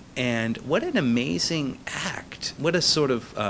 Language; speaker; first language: English; early bilingual, other home language; Italian